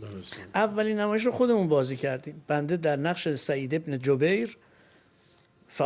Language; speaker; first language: Persian; native; Persian